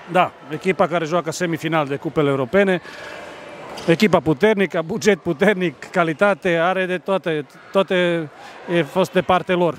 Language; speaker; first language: Romanian; non-native, fluent; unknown